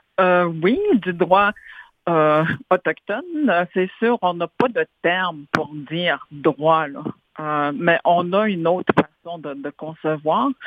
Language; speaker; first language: French; non-native, local second language; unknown